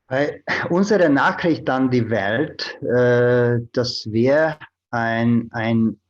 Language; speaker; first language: German; non-native, fluent; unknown